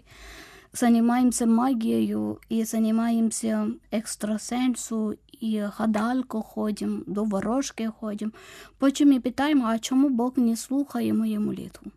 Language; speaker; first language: Ukrainian; non-native, learner; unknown